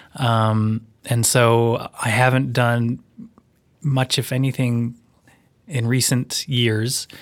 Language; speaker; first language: English; native; English